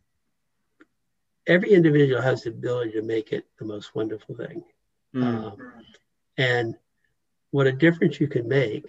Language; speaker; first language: English; native; English